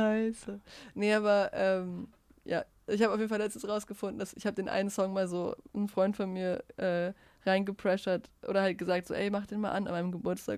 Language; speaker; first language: German; native; German